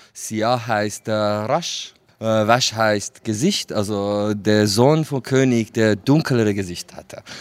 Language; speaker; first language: German; non-native, fluent; Kurdish